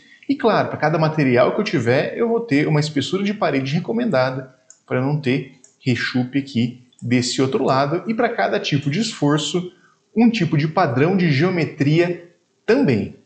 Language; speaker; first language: Portuguese; native; Portuguese